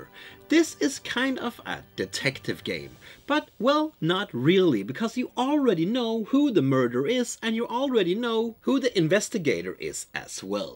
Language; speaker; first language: English; non-native, fluent; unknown